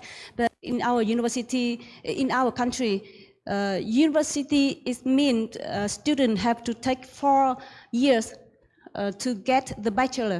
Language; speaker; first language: English; non-native, learner; Vietnamese